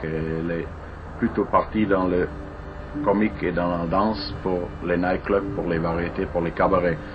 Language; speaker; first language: French; non-native, fluent; German